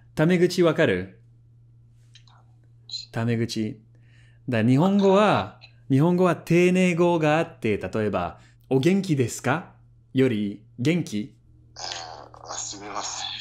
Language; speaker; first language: Japanese; non-native, fluent; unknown